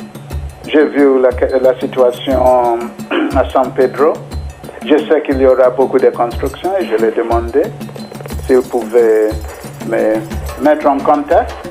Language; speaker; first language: French; non-native, fluent; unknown